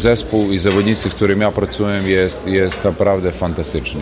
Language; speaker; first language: Polish; non-native, fluent; Serbian